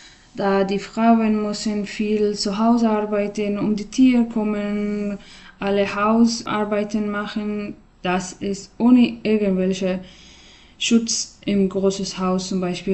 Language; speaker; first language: German; non-native, learner; Persian